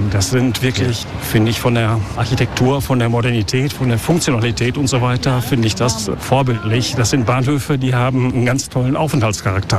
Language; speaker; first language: German; native; German